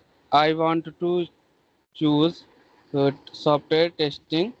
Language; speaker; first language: English; non-native, learner; Hindi